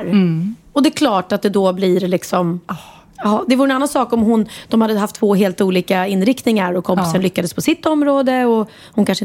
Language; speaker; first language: Swedish; native; Swedish